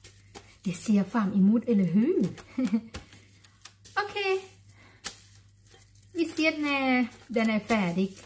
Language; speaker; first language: Swedish; non-native, learner; Thai